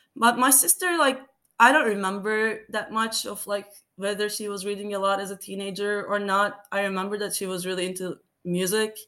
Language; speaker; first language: English; non-native, fluent; Turkish